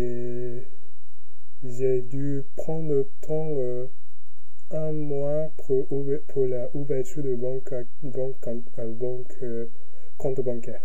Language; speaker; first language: French; non-native, learner; Japanese